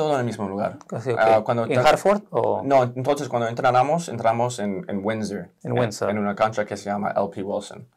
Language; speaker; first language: Spanish; early bilingual, heritage; Spanish